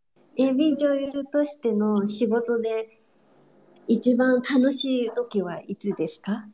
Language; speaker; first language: Japanese; non-native, fluent; Chinese